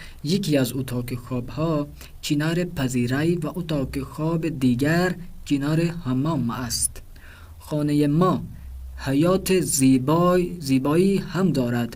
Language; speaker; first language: Persian; non-native, fluent; Urdu